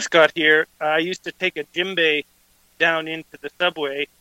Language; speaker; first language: English; native; English